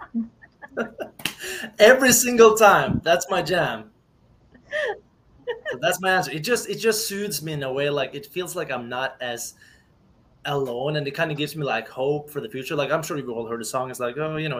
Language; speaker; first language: English; non-native, fluent; Norwegian